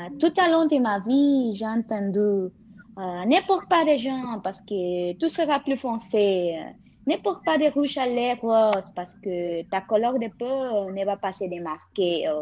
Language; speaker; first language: French; non-native, learner; Spanish